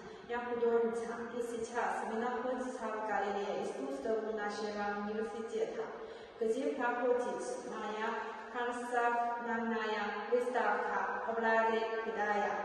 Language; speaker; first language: Russian; non-native, fluent; Chinese